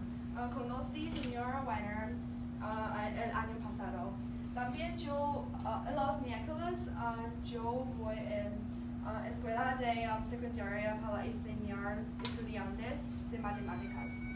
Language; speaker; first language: Spanish; non-native, learner; English